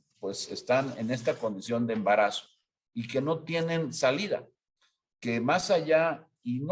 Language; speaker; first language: Spanish; native; Spanish